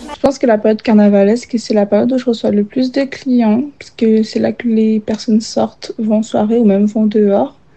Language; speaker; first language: French; native; French